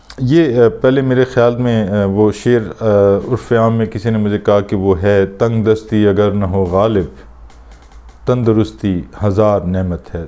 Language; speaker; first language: Urdu; non-native, local second language; Pashto